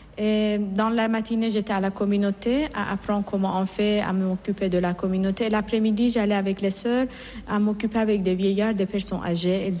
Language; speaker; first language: French; non-native, fluent; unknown